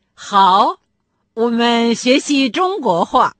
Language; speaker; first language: Chinese; non-native, fluent; Russian